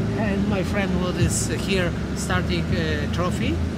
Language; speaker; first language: English; non-native, learner; Polish